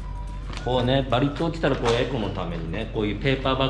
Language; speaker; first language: Japanese; native; Japanese